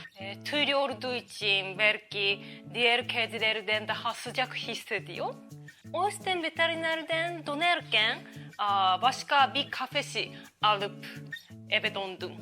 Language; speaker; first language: Turkish; non-native, learner; Japanese